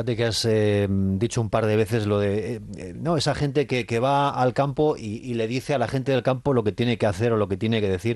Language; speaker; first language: Spanish; native; Spanish